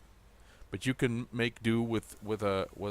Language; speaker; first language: English; native; English